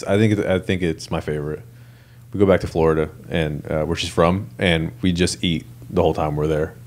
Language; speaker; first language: English; native; English